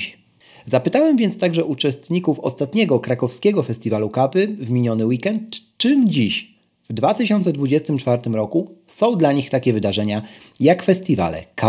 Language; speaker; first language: Polish; native; Polish